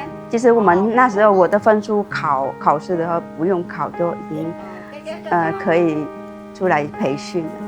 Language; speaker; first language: Chinese; non-native, fluent; Vietnamese